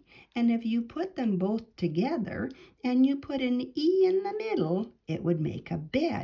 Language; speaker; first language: English; native; English